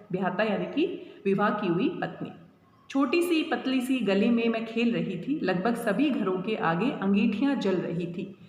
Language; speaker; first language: Hindi; native; Hindi